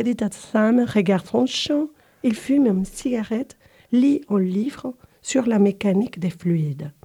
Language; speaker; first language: French; native; French